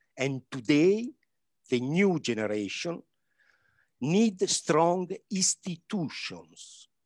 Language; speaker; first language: English; non-native, learner; Italian